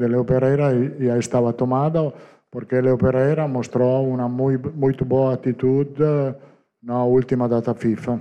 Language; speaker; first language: Portuguese; non-native, fluent; Italian